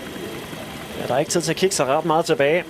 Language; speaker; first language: Danish; native; Danish